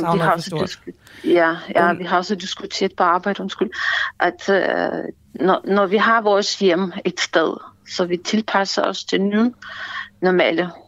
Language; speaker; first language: Danish; non-native, fluent; Ukrainian